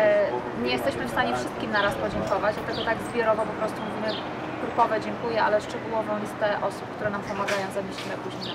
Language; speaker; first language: Polish; native; Polish